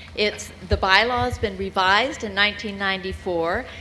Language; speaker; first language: English; native; English